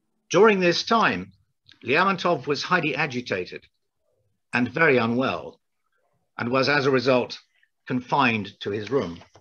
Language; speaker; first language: English; native; English